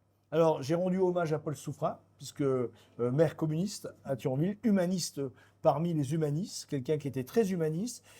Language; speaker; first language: French; native; French